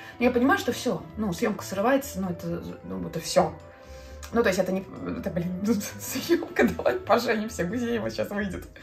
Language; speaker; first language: Russian; non-native, local second language; Latvian